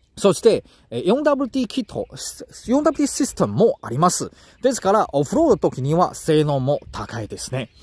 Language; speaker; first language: Japanese; non-native, learner; Chinese